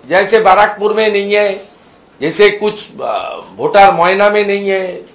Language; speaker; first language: Hindi; non-native, local second language; Bangla